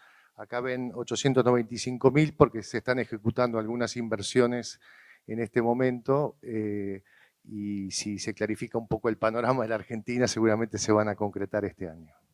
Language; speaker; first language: Spanish; native; Spanish